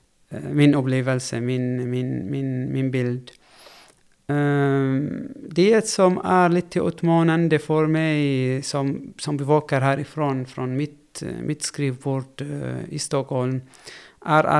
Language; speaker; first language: Swedish; non-native, fluent; Arabic